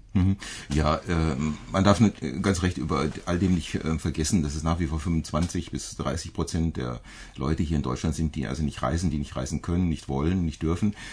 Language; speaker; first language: German; native; German